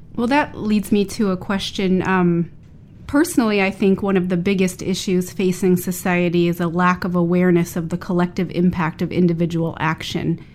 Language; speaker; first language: English; native; English